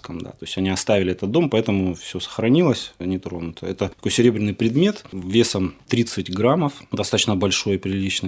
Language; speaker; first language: Russian; native; Russian